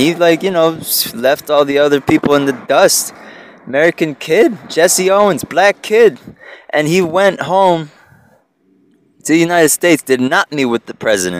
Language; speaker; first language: English; early bilingual, other home language; Spanish